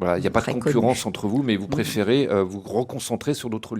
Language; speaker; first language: French; native; French